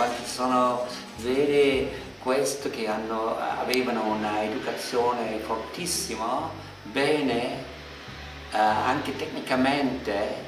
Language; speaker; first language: Italian; non-native, learner; German